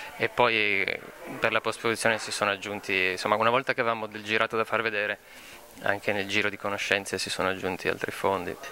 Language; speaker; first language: Italian; native; Italian